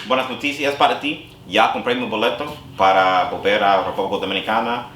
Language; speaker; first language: Spanish; non-native, learner; English